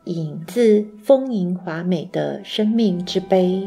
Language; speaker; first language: Chinese; native; Chinese